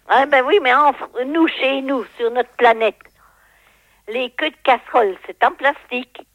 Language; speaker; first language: French; native; French